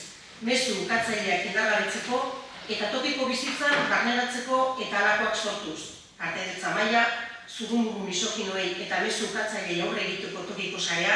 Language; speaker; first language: Basque; native; Basque